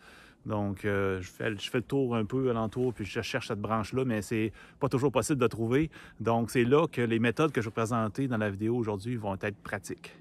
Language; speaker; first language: French; native; French